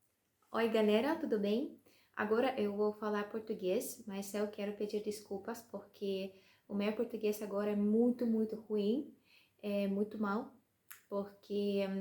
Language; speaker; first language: Portuguese; non-native, learner; Russian